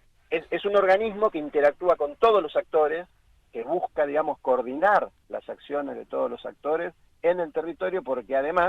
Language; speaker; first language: Spanish; native; Spanish